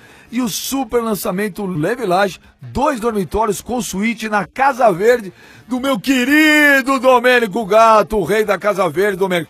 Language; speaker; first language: Portuguese; native; Portuguese